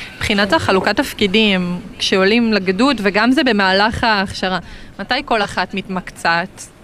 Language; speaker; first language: Hebrew; native; Hebrew